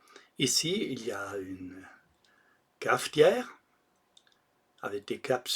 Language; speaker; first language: French; non-native, local second language; German